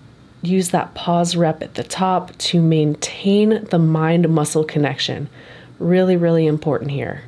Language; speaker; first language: English; native; English